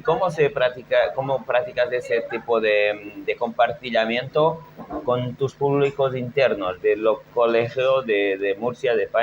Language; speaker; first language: Spanish; non-native, fluent; Portuguese